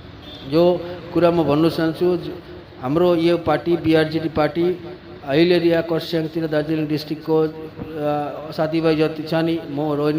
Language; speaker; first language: Nepali; non-native, local second language; Bangla